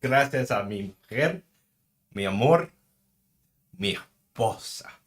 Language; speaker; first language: Spanish; non-native, learner; English